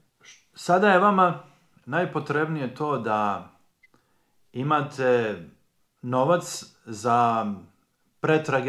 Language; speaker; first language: Croatian; native; Croatian